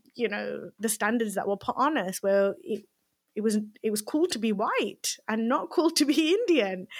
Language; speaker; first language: English; native; English